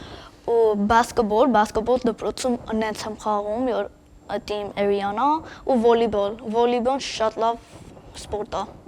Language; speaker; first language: Armenian; early bilingual, heritage; Armenian